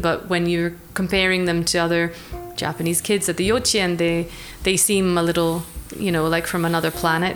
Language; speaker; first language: English; native; English